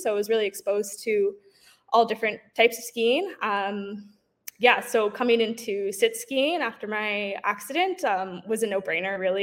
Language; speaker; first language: English; native; English